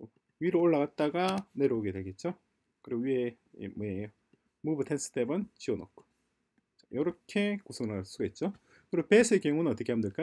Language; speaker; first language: Korean; native; Korean